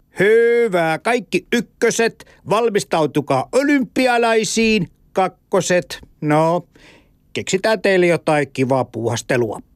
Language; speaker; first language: Finnish; native; Finnish